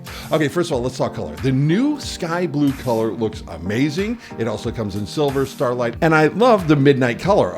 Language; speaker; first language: English; native; English